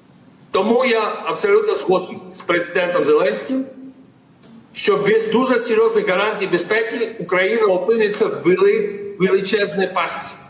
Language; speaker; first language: Ukrainian; non-native, fluent; Georgian